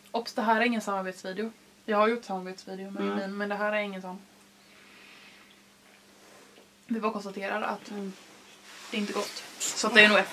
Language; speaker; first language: Swedish; native; Swedish